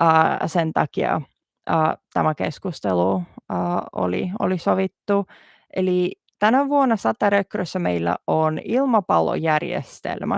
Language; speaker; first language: Finnish; non-native, learner; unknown